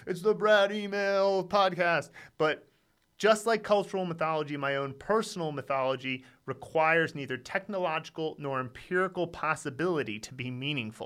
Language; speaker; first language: English; native; English